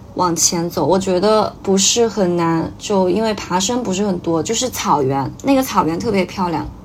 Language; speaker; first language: Chinese; native; Chinese